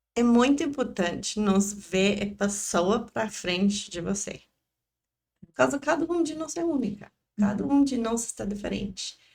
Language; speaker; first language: Portuguese; non-native, learner; English